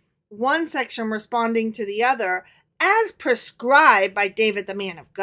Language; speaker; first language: English; native; English